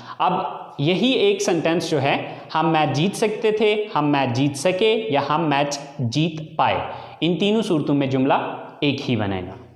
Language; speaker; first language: Urdu; native; Urdu